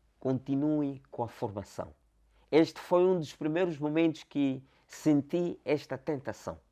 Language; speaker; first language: Portuguese; non-native, local second language; Makhuwa